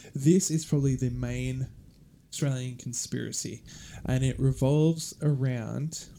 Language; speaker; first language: English; native; English